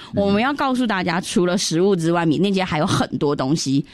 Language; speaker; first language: Chinese; early bilingual, other home language; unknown